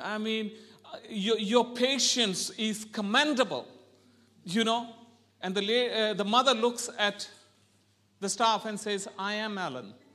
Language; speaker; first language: English; non-native, local second language; Malayalam